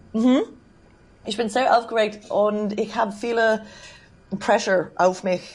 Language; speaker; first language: German; non-native, fluent; English